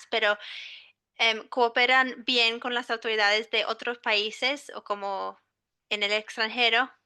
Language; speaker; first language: Spanish; non-native, fluent; English